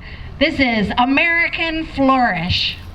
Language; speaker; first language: English; native; English